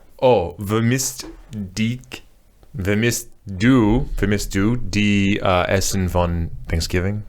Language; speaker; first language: German; non-native, learner; English